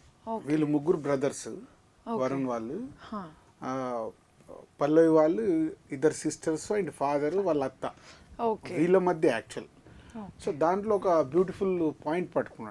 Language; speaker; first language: Telugu; native; Telugu